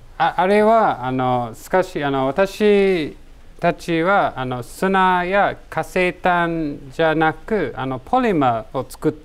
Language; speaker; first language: Japanese; non-native, learner; English